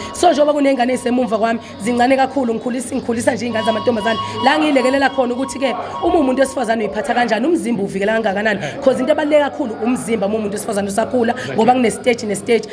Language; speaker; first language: Zulu; native; Zulu